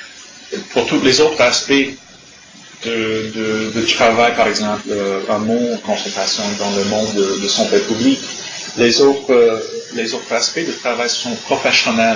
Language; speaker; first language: French; non-native, learner; English